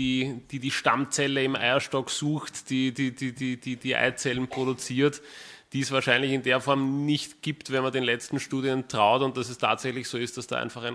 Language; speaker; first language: German; native; German